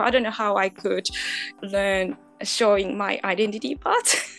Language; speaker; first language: English; non-native, fluent; Japanese